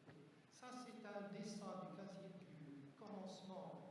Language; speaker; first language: French; non-native, fluent; Portuguese